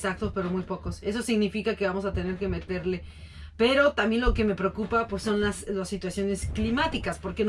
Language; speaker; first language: Spanish; native; Spanish